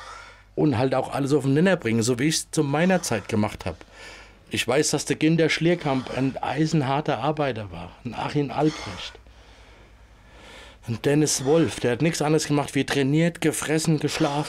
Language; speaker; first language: German; native; German